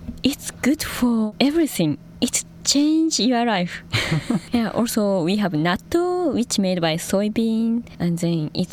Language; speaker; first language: English; non-native, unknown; Japanese